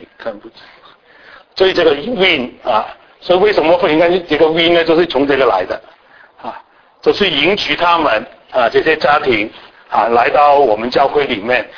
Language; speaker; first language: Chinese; non-native, local second language; Cantonese